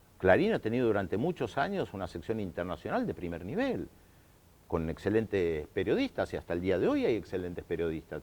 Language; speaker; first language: Spanish; early bilingual, other home language; German